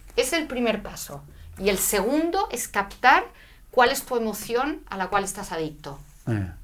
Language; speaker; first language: Spanish; native; Spanish